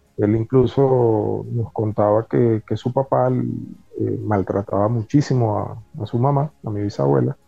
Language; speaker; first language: Spanish; native; Spanish